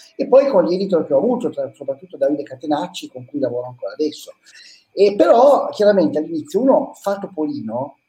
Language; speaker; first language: Italian; native; Italian